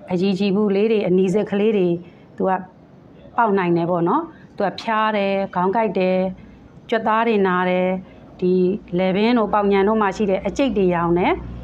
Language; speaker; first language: Burmese; native; Burmese